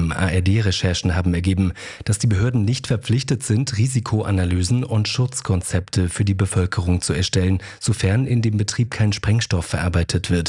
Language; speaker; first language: German; native; German